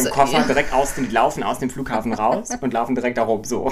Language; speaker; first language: German; native; German